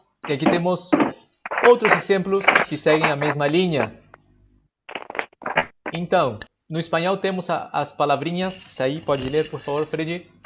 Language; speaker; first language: Portuguese; non-native, fluent; Spanish